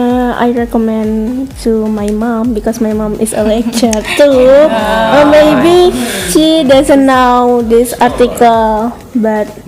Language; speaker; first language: English; non-native, learner; Indonesian